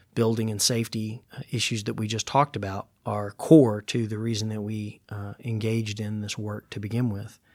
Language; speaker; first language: English; native; English